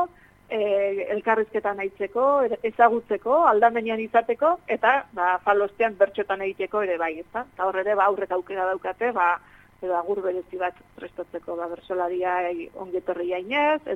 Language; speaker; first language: Basque; native; Basque